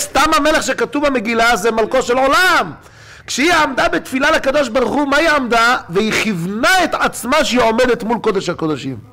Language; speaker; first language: Hebrew; native; Hebrew